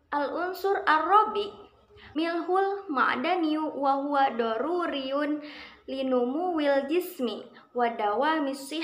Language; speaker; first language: Arabic; non-native, learner; Indonesian